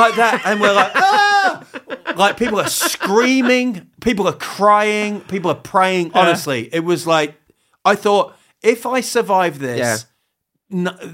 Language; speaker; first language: English; native; English